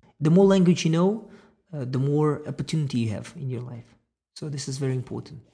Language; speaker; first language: English; non-native, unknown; Russian